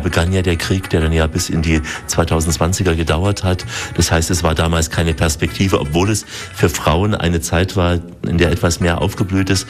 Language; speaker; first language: German; native; German